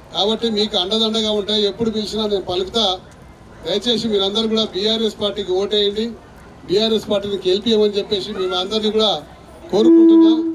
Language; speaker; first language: Telugu; native; Telugu